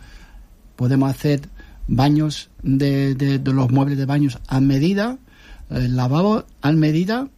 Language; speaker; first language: Spanish; non-native, fluent; Dutch